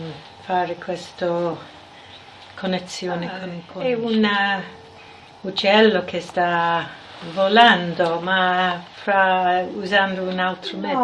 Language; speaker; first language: Italian; non-native, fluent; English